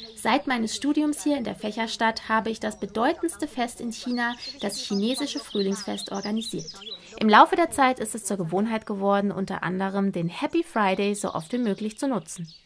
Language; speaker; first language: German; non-native, fluent; Chinese